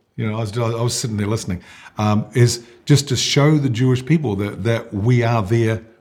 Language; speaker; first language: English; native; English